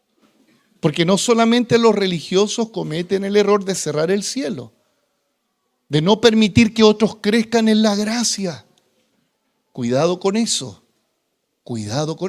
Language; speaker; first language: Spanish; native; Spanish